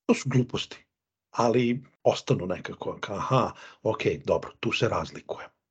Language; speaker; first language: Serbian; native; Serbian